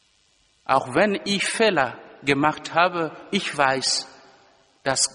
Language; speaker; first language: German; non-native, fluent; Lingala